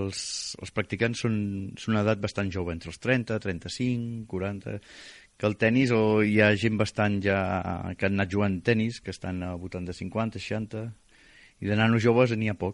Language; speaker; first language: Catalan; native; Catalan